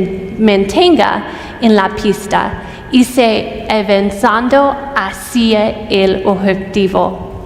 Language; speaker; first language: Spanish; non-native, fluent; English